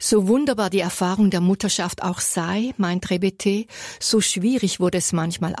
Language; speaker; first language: German; native; German